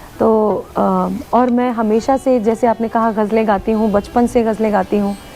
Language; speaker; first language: Hindi; native; Hindi